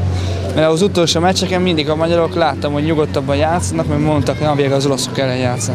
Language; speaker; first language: Hungarian; non-native, fluent; Italian